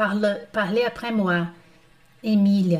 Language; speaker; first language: French; non-native, fluent; Portuguese